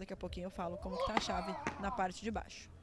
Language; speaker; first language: Portuguese; native; Portuguese